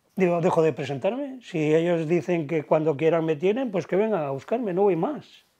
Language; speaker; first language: Spanish; native; Spanish